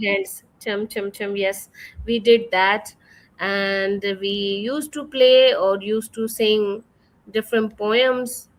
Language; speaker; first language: English; non-native, fluent; Urdu